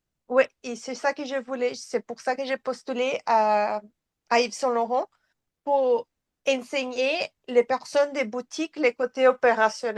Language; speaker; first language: French; non-native, fluent; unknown